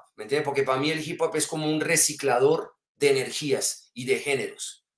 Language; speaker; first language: Spanish; early bilingual, heritage; French